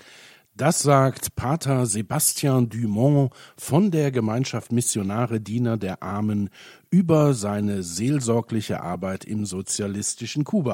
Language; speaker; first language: German; native; German